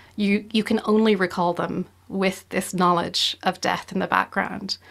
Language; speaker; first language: English; native; English